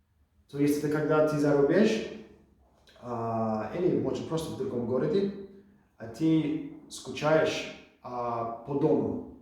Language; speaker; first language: Russian; non-native, fluent; English